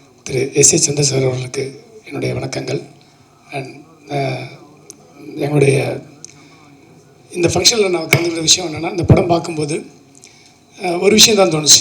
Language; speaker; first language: Tamil; native; Tamil